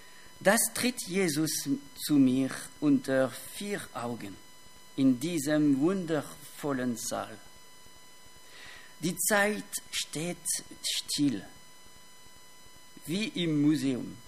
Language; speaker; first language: German; non-native, fluent; French